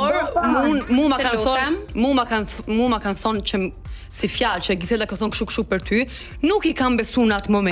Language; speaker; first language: Albanian; native; Albanian